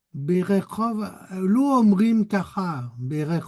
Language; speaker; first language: Hebrew; non-native, learner; French